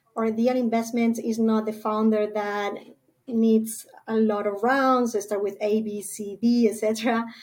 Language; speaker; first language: English; non-native, fluent; Spanish